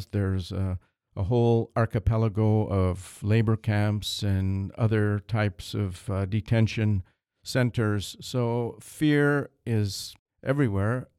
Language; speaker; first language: English; native; English